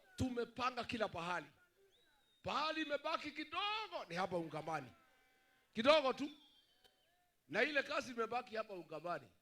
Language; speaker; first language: Swahili; non-native, local second language; Kikuyu